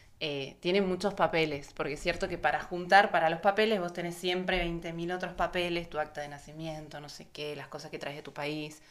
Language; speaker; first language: Spanish; native; Spanish